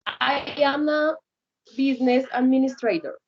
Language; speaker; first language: English; non-native, learner; Spanish